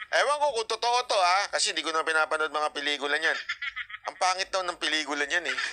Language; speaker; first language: Filipino; native; Filipino